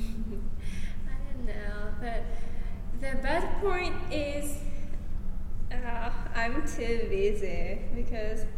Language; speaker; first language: English; non-native, learner; Japanese